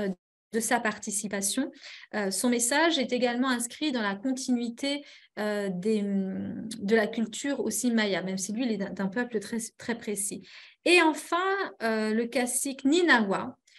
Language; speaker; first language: French; native; French